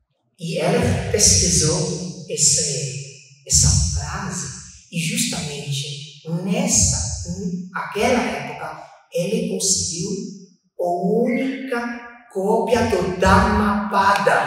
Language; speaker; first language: Portuguese; non-native, fluent; Chinese